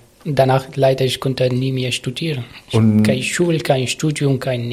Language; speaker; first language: German; non-native, learner; Arabic